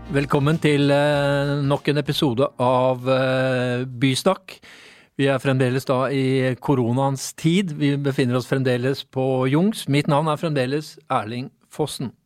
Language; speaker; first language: Norwegian; native; Norwegian